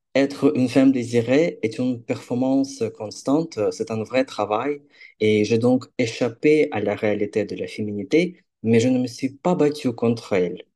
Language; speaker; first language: French; non-native, fluent; Ukrainian